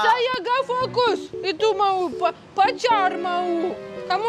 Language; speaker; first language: Indonesian; non-native, learner; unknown